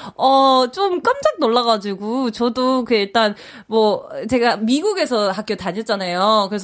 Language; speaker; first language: Korean; non-native, fluent; English